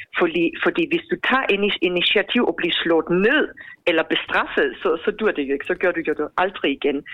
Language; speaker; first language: Danish; non-native, fluent; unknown